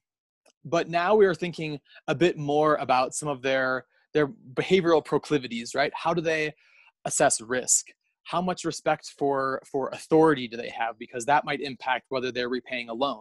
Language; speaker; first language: English; native; English